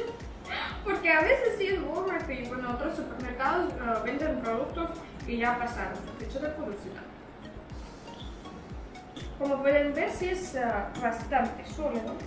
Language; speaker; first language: Spanish; non-native, fluent; Russian